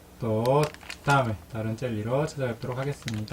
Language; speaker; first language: Korean; native; Korean